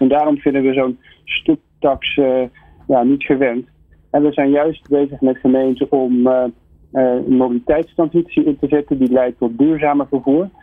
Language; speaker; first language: Dutch; native; Dutch